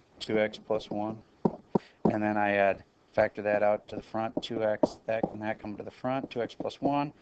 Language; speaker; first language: English; native; English